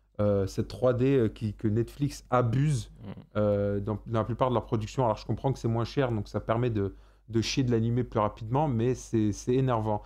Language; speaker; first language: French; native; French